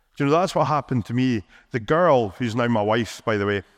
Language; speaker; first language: English; native; English